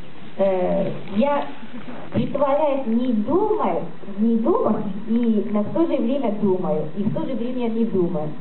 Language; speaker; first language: Russian; non-native, fluent; Japanese